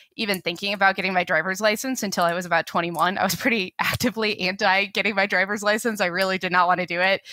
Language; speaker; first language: English; native; English